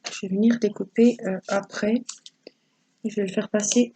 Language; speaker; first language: French; native; French